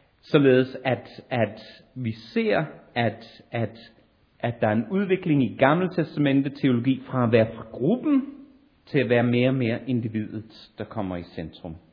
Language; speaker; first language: Danish; non-native, fluent; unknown